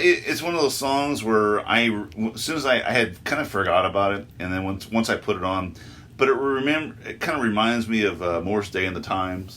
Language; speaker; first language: English; native; English